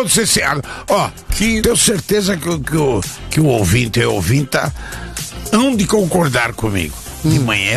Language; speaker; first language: Portuguese; native; Portuguese